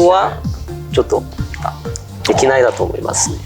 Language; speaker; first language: Japanese; non-native, fluent; Korean